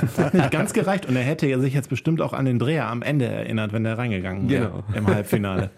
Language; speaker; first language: German; native; German